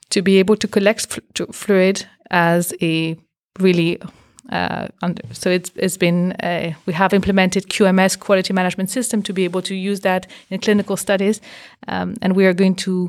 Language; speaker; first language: English; non-native, fluent; French